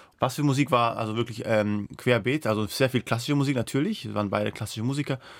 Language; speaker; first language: German; non-native, local second language; Persian